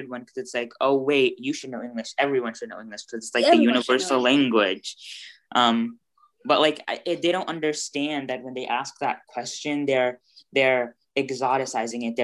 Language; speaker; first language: English; early bilingual, other home language; Bangla